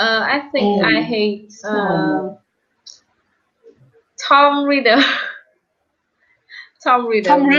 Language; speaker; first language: English; non-native, learner; Vietnamese